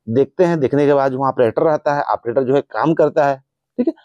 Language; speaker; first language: Hindi; native; Hindi